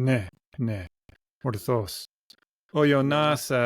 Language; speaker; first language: Greek; non-native, learner; English